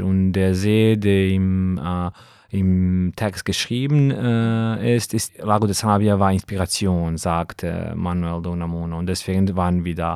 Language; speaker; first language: German; non-native, fluent; Serbian